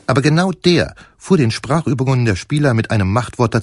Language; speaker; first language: German; native; German